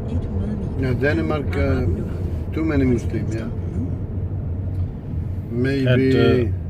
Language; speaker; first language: English; non-native, learner; Kurdish